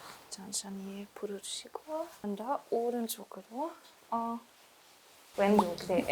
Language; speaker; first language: Korean; non-native, learner; German